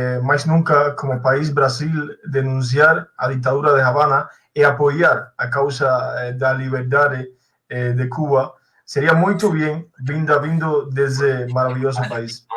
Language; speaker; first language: Portuguese; non-native, learner; Spanish